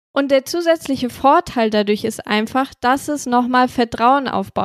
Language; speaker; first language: German; native; German